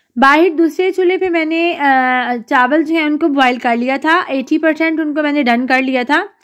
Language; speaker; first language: Urdu; native; Urdu